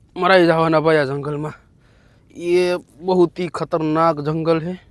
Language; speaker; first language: Hindi; non-native, local second language; Gujarati